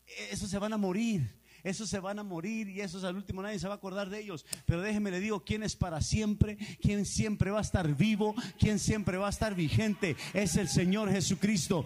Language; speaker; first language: Spanish; early bilingual, heritage; Spanish